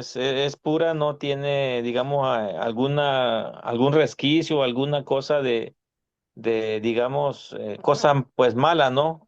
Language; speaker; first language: Spanish; native; Spanish